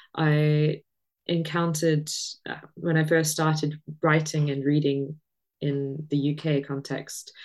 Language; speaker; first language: English; native; English